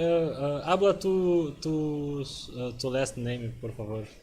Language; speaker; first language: Spanish; non-native, learner; Portuguese